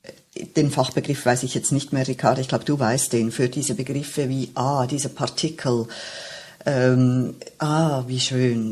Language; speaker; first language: German; native; German